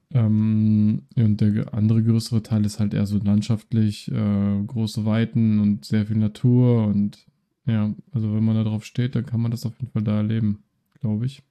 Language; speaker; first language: German; early bilingual, other home language; Russian